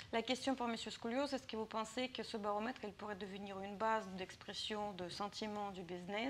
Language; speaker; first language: French; non-native, fluent; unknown